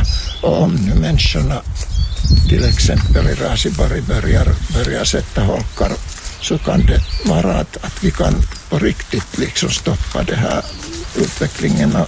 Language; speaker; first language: Swedish; non-native, local second language; Finnish